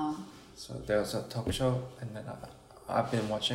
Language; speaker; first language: English; non-native, fluent; Korean